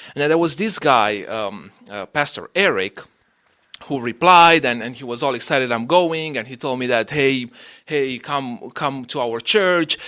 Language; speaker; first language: English; non-native, fluent; Romanian